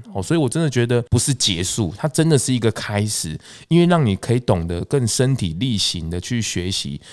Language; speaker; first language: Chinese; native; Chinese